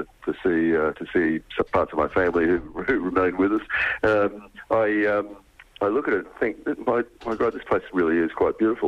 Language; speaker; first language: English; native; English